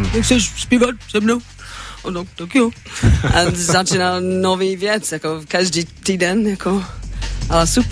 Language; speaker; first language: Czech; non-native, learner; English